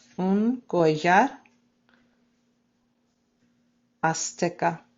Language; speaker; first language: Spanish; non-native, fluent; English